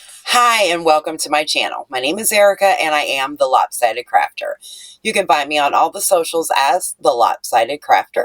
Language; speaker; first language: English; native; English